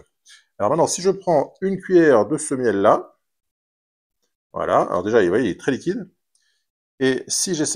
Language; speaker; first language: French; native; French